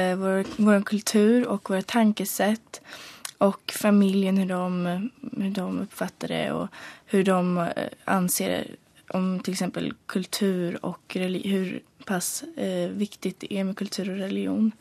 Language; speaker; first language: Swedish; early bilingual, other home language; Polish